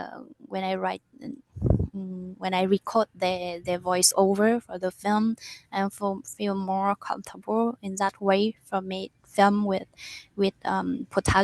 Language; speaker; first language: English; non-native, learner; Vietnamese